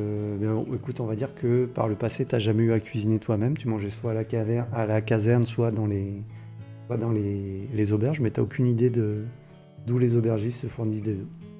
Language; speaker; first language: French; native; French